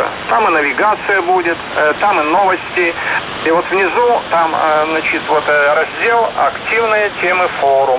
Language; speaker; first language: Russian; native; Russian